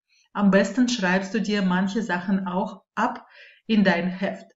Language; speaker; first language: German; non-native, fluent; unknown